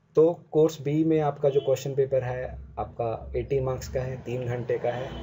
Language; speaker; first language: Hindi; native; Hindi